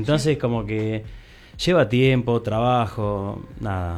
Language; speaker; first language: Spanish; native; Spanish